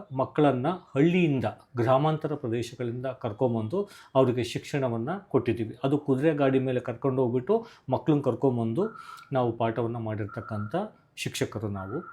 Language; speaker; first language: Kannada; native; Kannada